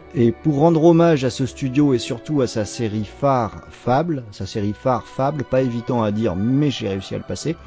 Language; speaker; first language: French; native; French